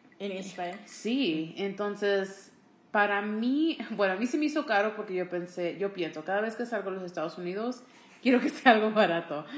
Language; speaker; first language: Spanish; early bilingual, heritage; Spanish